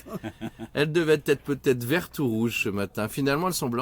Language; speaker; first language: French; native; French